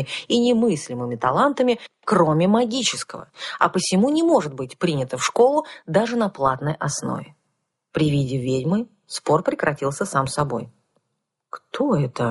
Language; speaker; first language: Russian; native; Russian